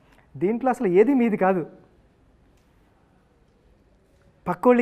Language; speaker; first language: Telugu; native; Telugu